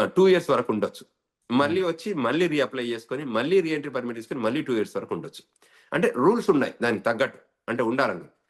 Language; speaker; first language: Telugu; native; Telugu